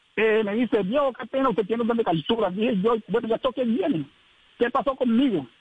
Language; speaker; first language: Spanish; native; Spanish